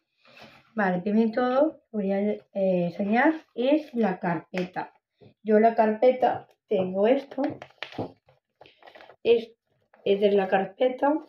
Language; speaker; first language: Spanish; non-native, local second language; Catalan